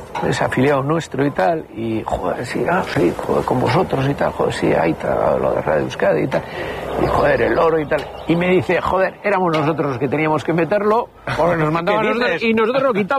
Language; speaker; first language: Spanish; native; Spanish